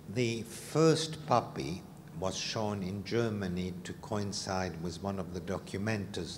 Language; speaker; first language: English; non-native, fluent; Hungarian